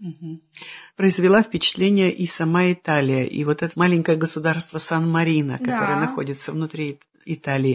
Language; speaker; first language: Russian; native; Russian